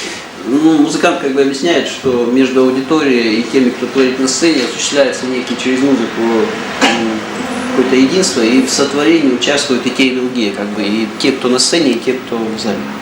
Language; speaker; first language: Russian; native; Russian